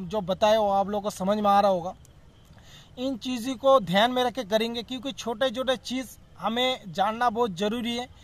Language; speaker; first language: Hindi; non-native, local second language; Bangla